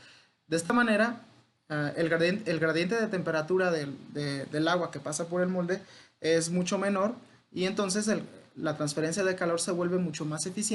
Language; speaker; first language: Spanish; native; Spanish